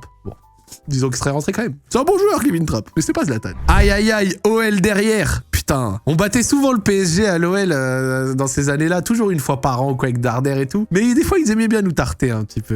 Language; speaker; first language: French; native; French